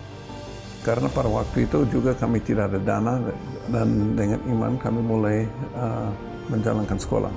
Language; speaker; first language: Indonesian; non-native, fluent; English